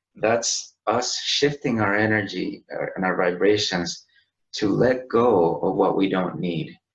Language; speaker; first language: English; native; English